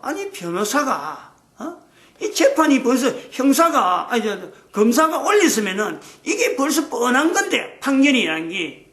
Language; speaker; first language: Korean; native; Korean